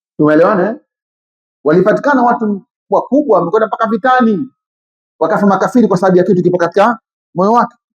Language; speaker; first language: Swahili; native; Swahili